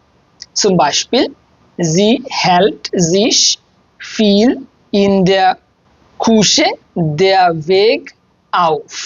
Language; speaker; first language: German; non-native, fluent; Bangla